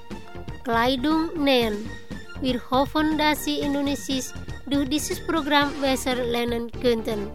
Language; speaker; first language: German; non-native, fluent; Indonesian